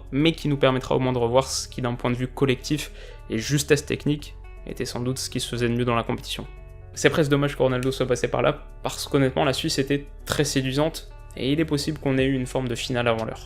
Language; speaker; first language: French; native; French